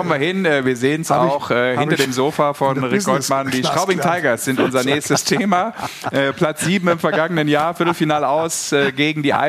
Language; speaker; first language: German; native; German